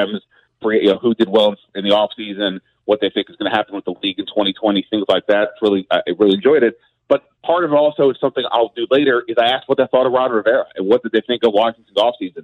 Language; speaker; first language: English; native; English